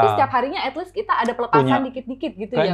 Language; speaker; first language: Indonesian; native; Indonesian